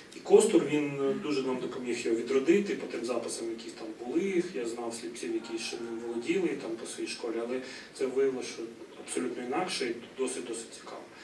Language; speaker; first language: Ukrainian; native; Ukrainian